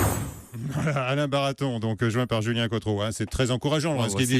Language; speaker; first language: French; native; French